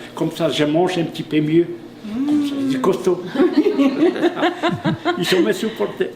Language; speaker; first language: French; non-native, fluent; Polish